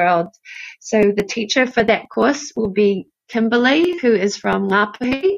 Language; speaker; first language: English; native; English